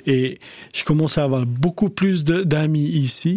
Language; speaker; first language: French; non-native, fluent; Albanian